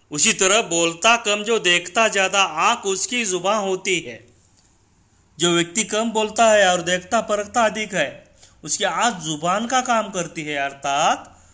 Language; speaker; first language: Hindi; non-native, local second language; Marathi